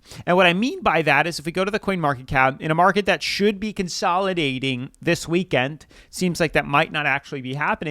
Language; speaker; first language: English; native; English